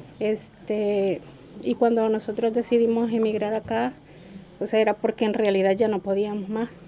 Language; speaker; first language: Spanish; native; Spanish